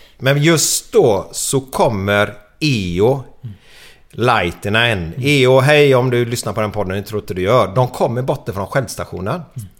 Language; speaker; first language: Swedish; native; Swedish